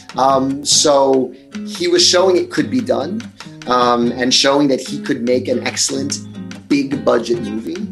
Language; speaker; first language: English; early bilingual, other home language; Spanish